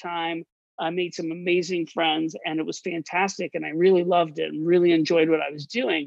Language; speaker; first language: English; native; English